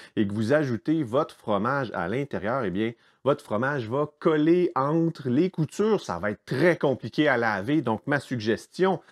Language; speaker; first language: French; native; French